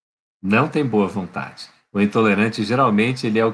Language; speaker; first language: Portuguese; native; Portuguese